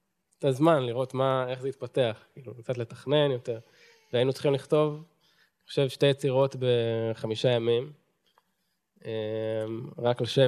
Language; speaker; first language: Hebrew; native; Hebrew